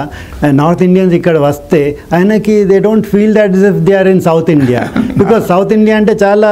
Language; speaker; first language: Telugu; non-native, local second language; Rajasthani